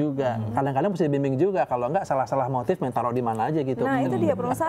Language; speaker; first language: Indonesian; native; Indonesian